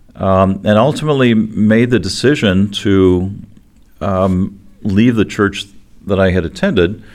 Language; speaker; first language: English; native; English